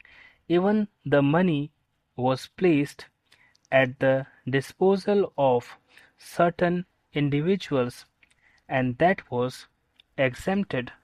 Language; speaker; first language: English; non-native, local second language; Hindi